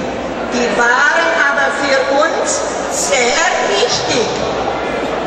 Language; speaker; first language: German; early bilingual, heritage; German